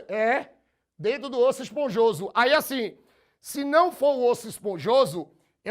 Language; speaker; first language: Portuguese; native; Portuguese